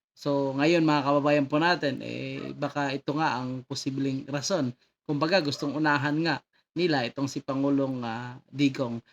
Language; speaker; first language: Filipino; native; Filipino